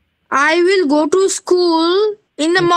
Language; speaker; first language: English; non-native, learner; Bangla